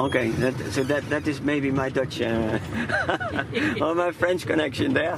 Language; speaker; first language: English; non-native, fluent; Dutch